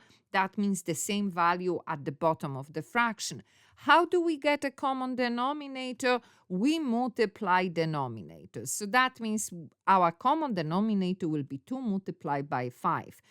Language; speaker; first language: English; non-native, fluent; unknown